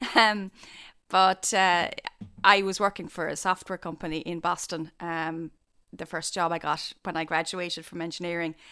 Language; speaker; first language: English; native; English